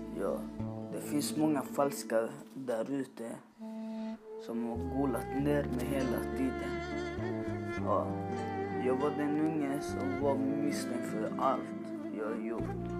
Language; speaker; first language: Swedish; non-native, learner; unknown